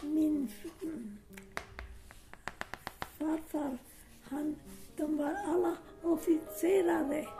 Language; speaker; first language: Swedish; non-native, learner; German